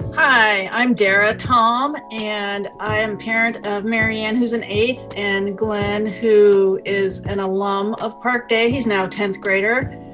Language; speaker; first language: English; native; English